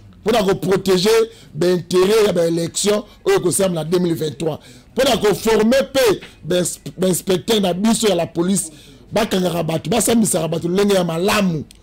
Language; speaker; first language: Lingala; native; Lingala